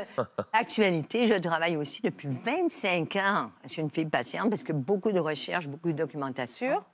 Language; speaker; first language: French; native; French